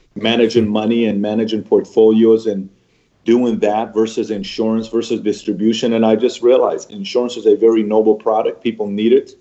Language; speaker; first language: English; early bilingual, other home language; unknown